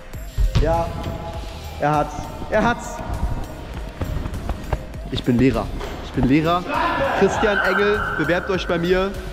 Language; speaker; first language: German; native; German